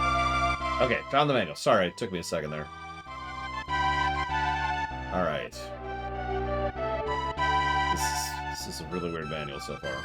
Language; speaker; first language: English; native; English